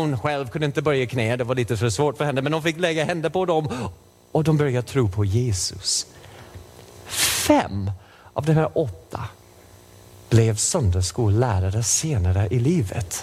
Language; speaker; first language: Swedish; non-native, fluent; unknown